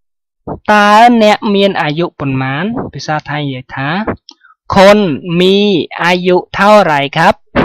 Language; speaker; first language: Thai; non-native, fluent; Khmer